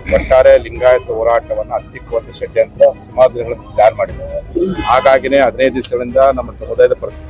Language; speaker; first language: Kannada; native; Kannada